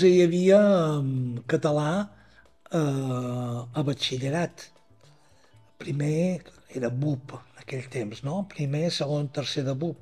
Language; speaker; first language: Catalan; native; Catalan